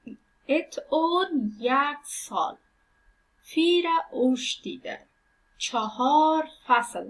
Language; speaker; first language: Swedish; non-native, fluent; Persian